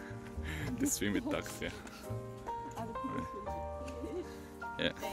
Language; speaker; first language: English; non-native, learner; Korean